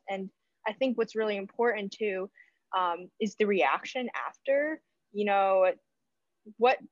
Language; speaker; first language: English; native; English